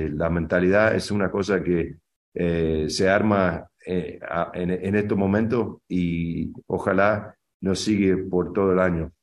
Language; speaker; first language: Spanish; early bilingual, other home language; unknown